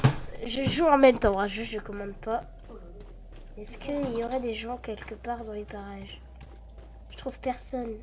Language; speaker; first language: French; native; French